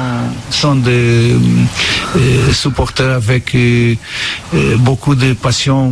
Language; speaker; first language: French; non-native, learner; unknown